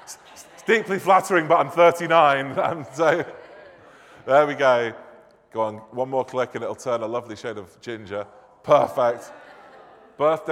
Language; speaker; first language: English; native; English